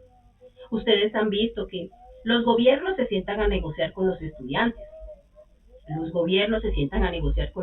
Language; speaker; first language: Spanish; native; Spanish